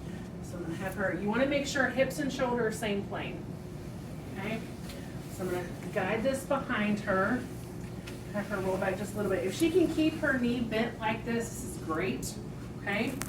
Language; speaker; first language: English; native; English